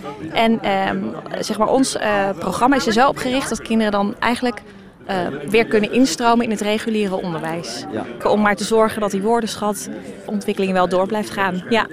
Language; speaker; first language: Dutch; native; Dutch